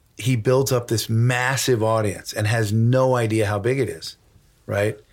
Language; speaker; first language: English; native; English